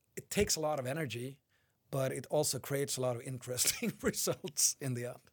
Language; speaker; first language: English; non-native, fluent; Swedish